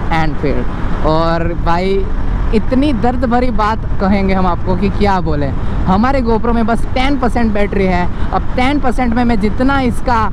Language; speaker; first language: Hindi; native; Hindi